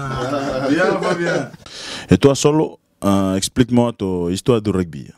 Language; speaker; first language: French; non-native, learner; Fijian